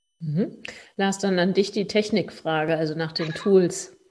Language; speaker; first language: German; native; German